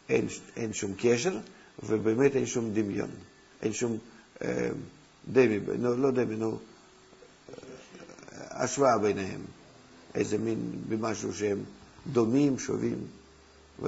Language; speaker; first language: Hebrew; non-native, fluent; Russian